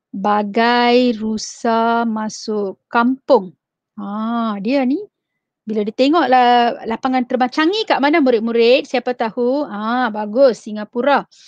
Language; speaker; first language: Malay; non-native, local second language; Tamil